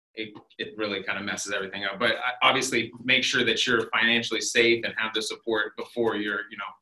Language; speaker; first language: English; native; English